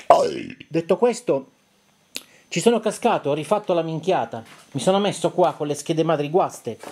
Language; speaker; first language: Italian; native; Italian